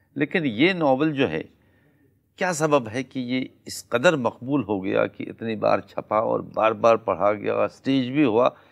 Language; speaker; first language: Urdu; native; Urdu